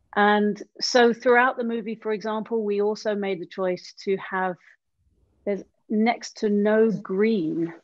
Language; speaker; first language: English; native; English